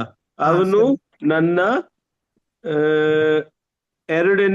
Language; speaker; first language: Kannada; non-native, learner; Hindi